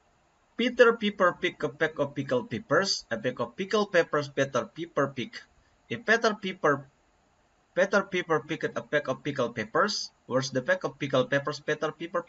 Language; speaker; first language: English; non-native, learner; Indonesian